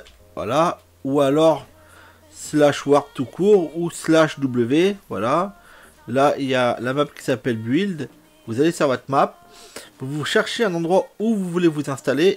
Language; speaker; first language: French; native; French